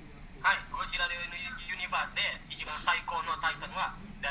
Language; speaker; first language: Japanese; non-native, learner; Indonesian